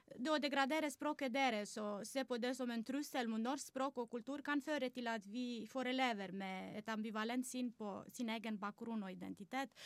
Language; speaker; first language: Norwegian; non-native, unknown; Romanian